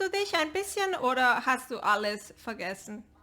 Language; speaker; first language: German; non-native, fluent; Spanish